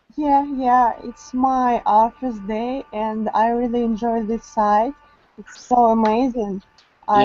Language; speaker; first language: English; non-native, learner; Russian